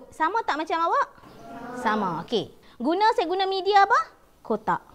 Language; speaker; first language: Malay; native; Malay